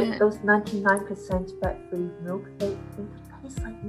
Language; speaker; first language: English; non-native, local second language; Cantonese